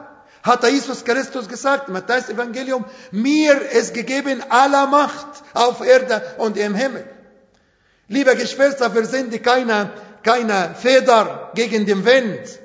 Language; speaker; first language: German; non-native, fluent; Arabic